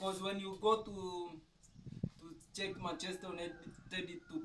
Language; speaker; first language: English; non-native, learner; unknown